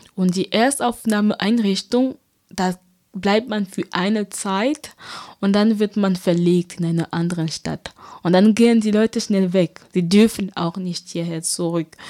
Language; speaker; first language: German; non-native, fluent; French